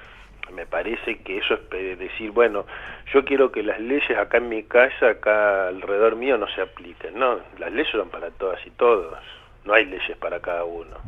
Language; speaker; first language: Spanish; native; Spanish